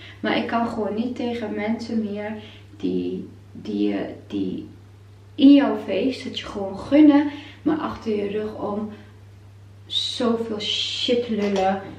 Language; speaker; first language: Dutch; non-native, fluent; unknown